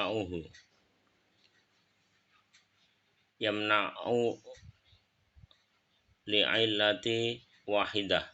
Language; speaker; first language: Arabic; non-native, learner; Indonesian